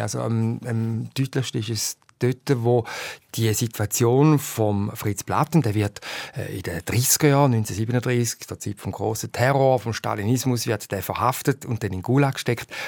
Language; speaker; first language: German; native; German